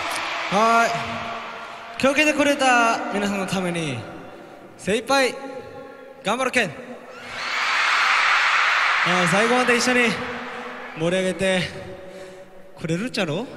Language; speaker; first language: Japanese; non-native, learner; Korean